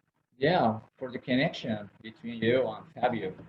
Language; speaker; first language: English; non-native, learner; Spanish